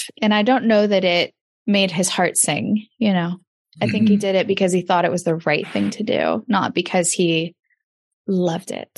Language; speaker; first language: English; native; English